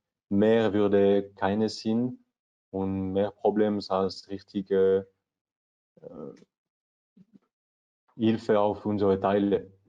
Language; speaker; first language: German; non-native, learner; French